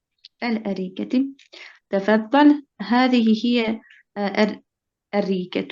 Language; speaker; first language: Arabic; non-native, learner; Bosnian